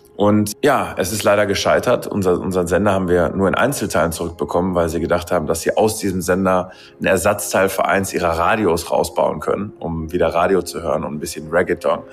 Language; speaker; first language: German; native; German